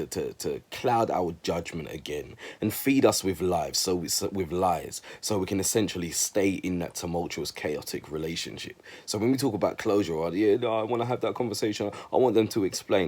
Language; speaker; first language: English; native; English